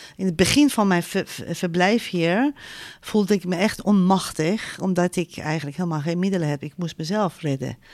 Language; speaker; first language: Dutch; non-native, fluent; Persian